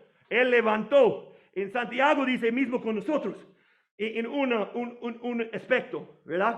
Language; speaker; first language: Spanish; non-native, fluent; English